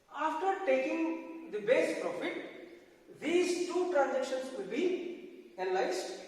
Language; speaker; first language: English; non-native, local second language; Kannada